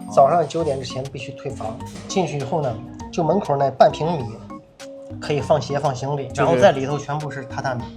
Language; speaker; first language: Chinese; native; Chinese